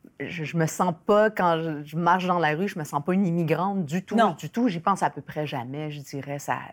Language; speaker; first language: French; early bilingual, other home language; Spanish